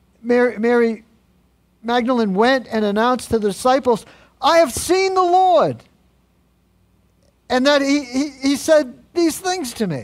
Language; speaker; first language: English; native; English